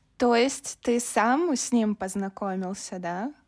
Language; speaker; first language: Russian; native; Russian